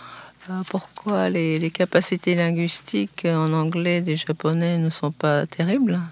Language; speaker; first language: French; non-native, fluent; Japanese